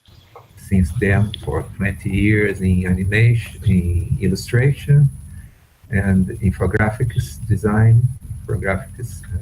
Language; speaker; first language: English; non-native, fluent; Portuguese